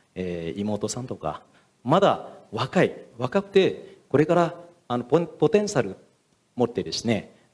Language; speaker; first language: Japanese; non-native, fluent; Vietnamese